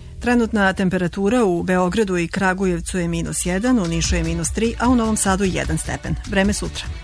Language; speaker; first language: Croatian; native; Croatian